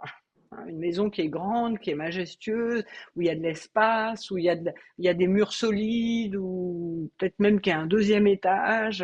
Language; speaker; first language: French; native; French